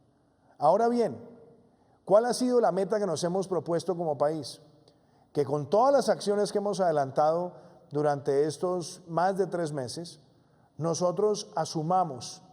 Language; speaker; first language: Spanish; native; Spanish